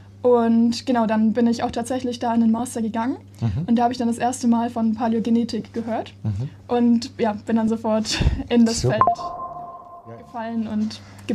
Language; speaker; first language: German; native; German